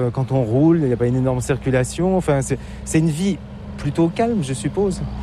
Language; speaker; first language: French; native; French